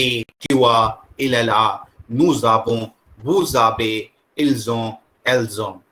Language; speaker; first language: French; non-native, learner; Hindi